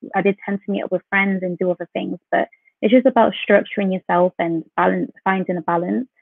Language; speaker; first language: English; native; English